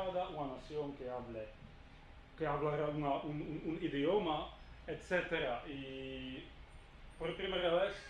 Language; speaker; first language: Spanish; non-native, fluent; Czech